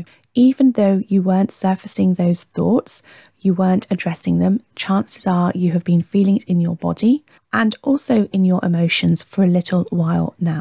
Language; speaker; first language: English; native; English